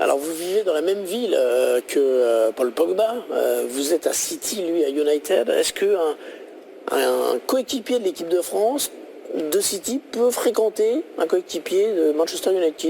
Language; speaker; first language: French; native; French